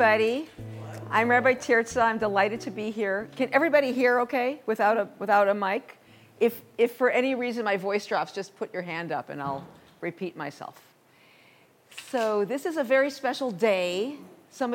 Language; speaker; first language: English; native; English